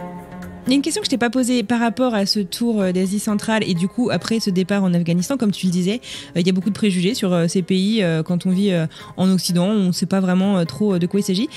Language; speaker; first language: French; native; French